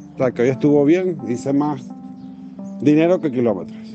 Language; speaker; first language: Spanish; native; Spanish